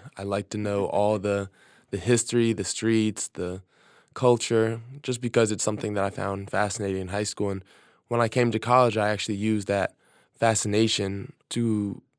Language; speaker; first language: English; native; English